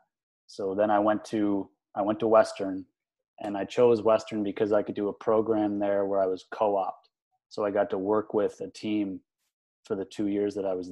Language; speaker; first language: English; native; English